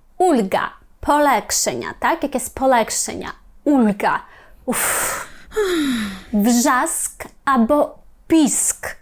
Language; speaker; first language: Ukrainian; native; Ukrainian